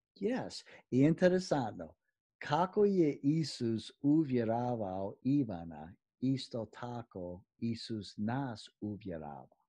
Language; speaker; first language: Croatian; early bilingual, heritage; Croatian